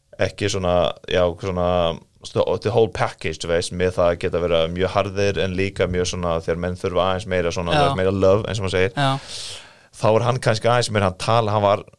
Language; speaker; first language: Icelandic; native; Icelandic